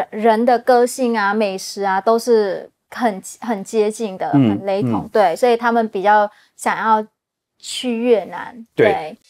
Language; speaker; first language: Chinese; non-native, fluent; Vietnamese